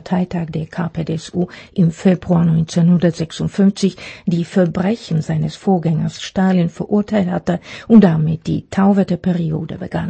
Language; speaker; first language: German; non-native, fluent; Czech